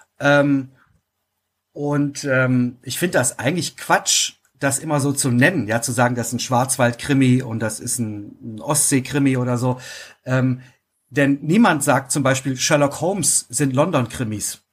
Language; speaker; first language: German; native; German